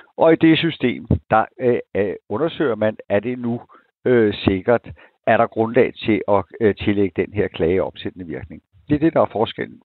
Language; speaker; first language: Danish; native; Danish